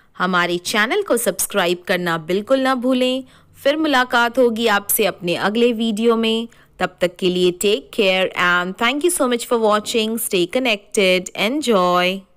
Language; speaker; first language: Hindi; native; Hindi